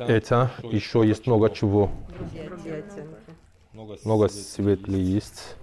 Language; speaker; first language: Russian; non-native, learner; Turkish